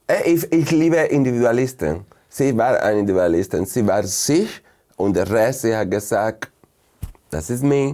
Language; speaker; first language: German; non-native, fluent; Spanish